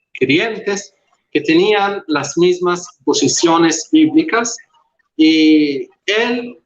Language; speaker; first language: Spanish; non-native, local second language; Arabic